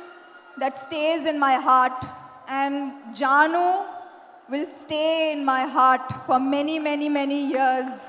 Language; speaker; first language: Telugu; non-native, fluent; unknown